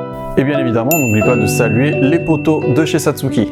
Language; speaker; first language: French; native; French